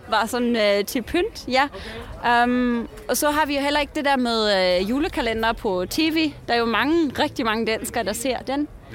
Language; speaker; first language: Danish; non-native, fluent; German